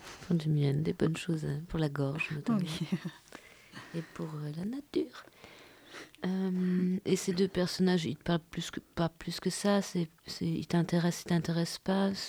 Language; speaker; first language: French; native; French